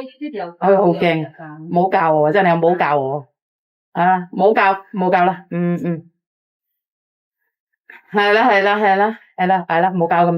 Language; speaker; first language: Cantonese; non-native, fluent; Indonesian